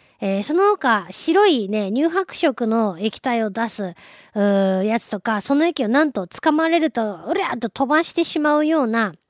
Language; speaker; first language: Japanese; native; Japanese